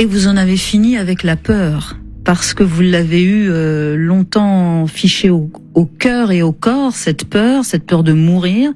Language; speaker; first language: French; native; French